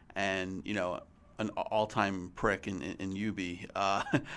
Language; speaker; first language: English; native; English